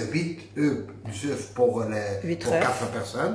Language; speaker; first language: French; non-native, fluent; Spanish